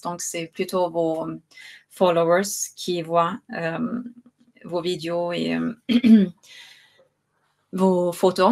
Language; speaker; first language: French; non-native, fluent; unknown